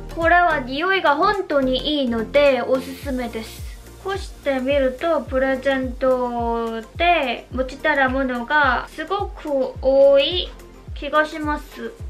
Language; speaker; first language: Japanese; non-native, learner; Korean